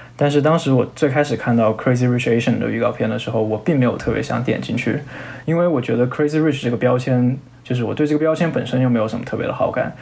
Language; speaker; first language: Chinese; native; Chinese